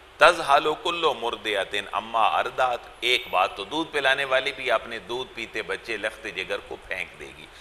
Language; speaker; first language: Urdu; non-native, local second language; Punjabi